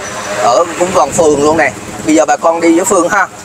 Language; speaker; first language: Vietnamese; native; Vietnamese